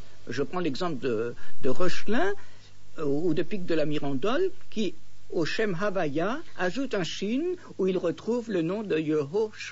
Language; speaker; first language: French; native; French